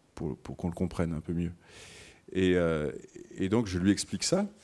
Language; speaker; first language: French; native; French